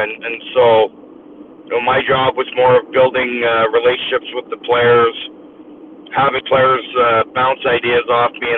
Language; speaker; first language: English; native; English